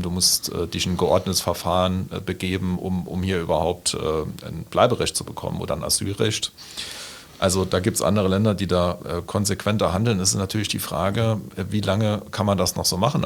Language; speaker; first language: German; native; German